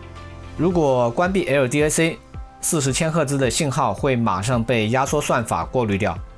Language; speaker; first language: Chinese; native; Chinese